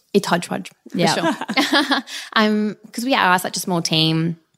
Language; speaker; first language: English; native; English